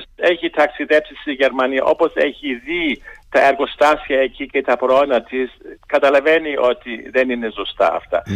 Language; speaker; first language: Greek; non-native, fluent; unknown